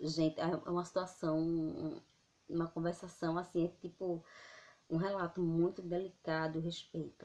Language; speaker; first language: Portuguese; native; Portuguese